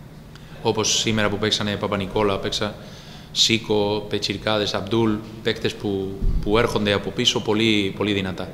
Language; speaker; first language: Greek; non-native, fluent; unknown